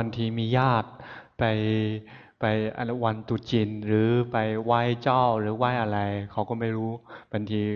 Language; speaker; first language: Thai; non-native, fluent; Chinese